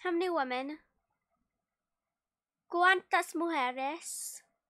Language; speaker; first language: Spanish; non-native, learner; English